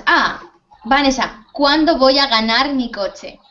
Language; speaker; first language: Spanish; native; Spanish